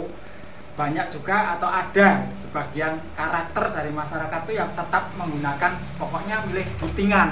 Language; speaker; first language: Indonesian; native; Indonesian